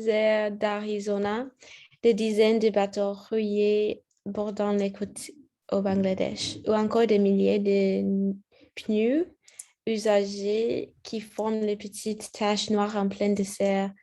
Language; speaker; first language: French; non-native, learner; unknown